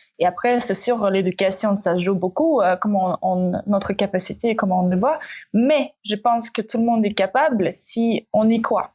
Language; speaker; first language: French; non-native, fluent; Russian